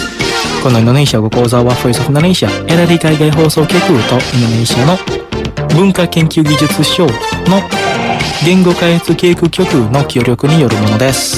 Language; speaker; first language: Japanese; non-native, fluent; Indonesian